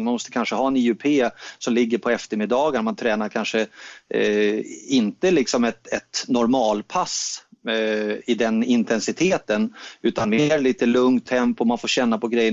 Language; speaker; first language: Swedish; native; Swedish